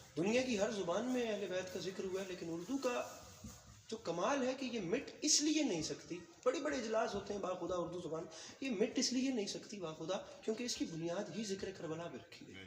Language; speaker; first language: Urdu; non-native, local second language; Punjabi